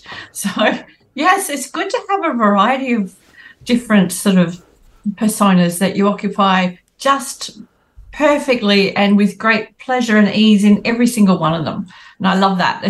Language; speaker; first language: English; native; English